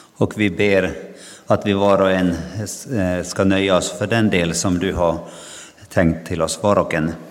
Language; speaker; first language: Swedish; non-native, local second language; Finnish